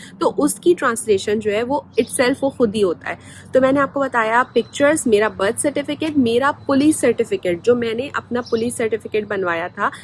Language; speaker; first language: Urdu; native; Urdu